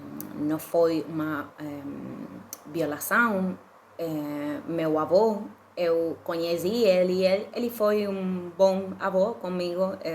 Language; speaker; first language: Portuguese; non-native, fluent; Spanish